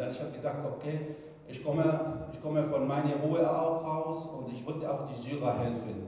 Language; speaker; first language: German; non-native, fluent; Arabic